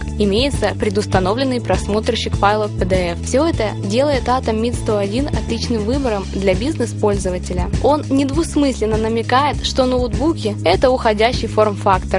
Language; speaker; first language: Russian; native; Russian